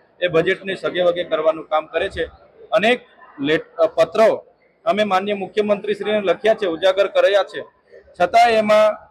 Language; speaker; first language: Gujarati; non-native, local second language; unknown